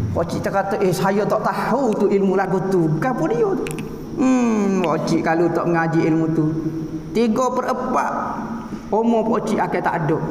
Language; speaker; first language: Malay; native; Malay